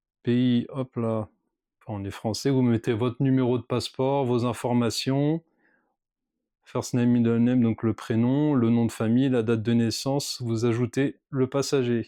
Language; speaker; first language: French; native; French